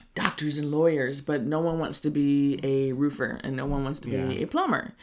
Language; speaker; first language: English; native; English